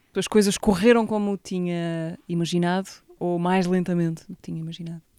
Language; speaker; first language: Portuguese; native; Portuguese